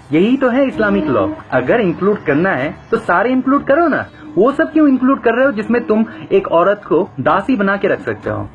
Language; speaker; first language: Hindi; non-native, fluent; Bangla